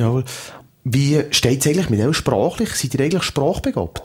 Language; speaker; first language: German; native; German